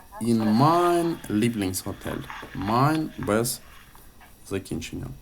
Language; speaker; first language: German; non-native, fluent; Ukrainian